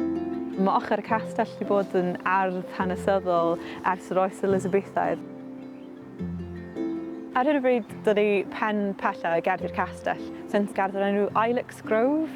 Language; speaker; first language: Welsh; native; Welsh